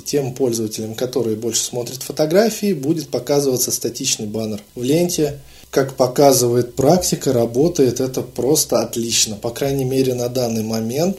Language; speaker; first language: Russian; native; Russian